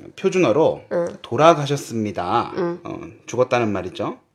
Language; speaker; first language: Korean; native; Korean